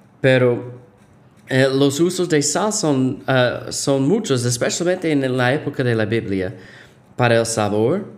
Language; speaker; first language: Spanish; non-native, fluent; English